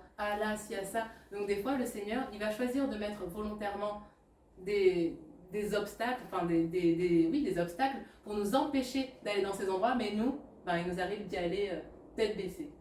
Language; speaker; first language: French; native; French